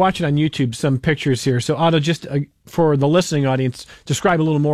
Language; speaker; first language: English; native; English